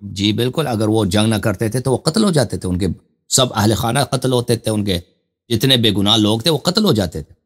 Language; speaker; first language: Urdu; non-native, fluent; Persian